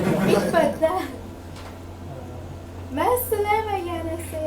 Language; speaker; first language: Arabic; non-native, learner; English